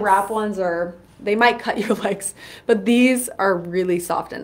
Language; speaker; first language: English; native; English